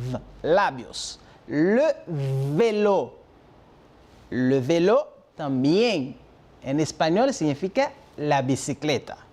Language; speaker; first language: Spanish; non-native, fluent; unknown